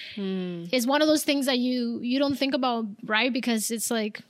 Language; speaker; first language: English; early bilingual, other home language; Spanish